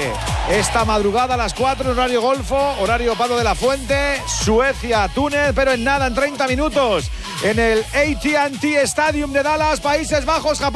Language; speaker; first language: Spanish; native; Spanish